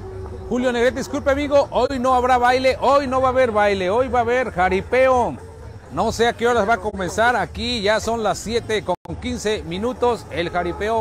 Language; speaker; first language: Spanish; native; Spanish